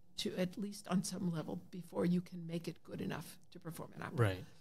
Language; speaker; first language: English; native; English